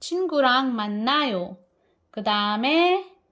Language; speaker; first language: Korean; non-native, fluent; Filipino